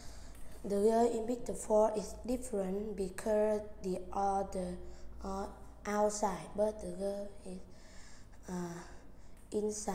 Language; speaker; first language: English; non-native, learner; Vietnamese